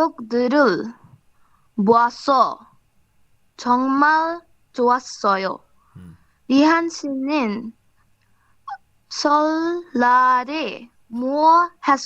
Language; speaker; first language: Korean; non-native, learner; Bangla